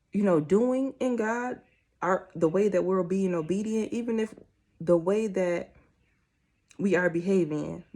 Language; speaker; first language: English; native; English